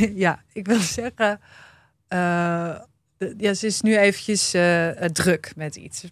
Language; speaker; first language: Dutch; native; Dutch